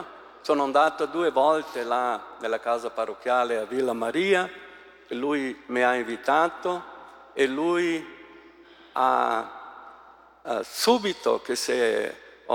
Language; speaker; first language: Italian; early bilingual, heritage; Portuguese